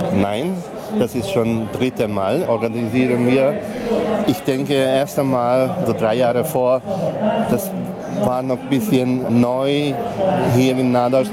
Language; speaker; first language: German; non-native, local second language; Hungarian